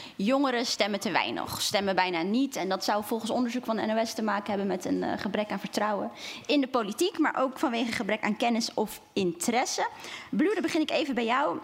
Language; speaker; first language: Dutch; native; Dutch